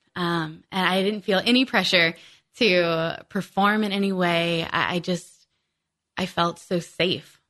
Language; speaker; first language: English; native; English